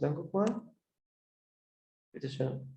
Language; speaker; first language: German; non-native, learner; Spanish